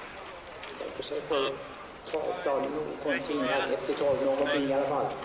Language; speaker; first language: Swedish; native; Swedish